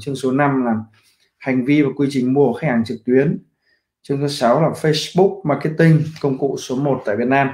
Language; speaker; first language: Vietnamese; native; Vietnamese